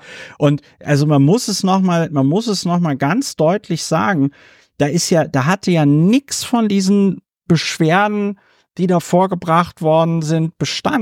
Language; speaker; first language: German; native; German